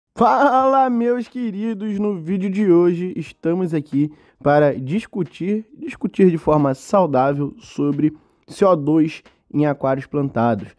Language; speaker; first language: Portuguese; native; Portuguese